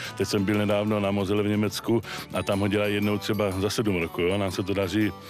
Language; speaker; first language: Czech; native; Czech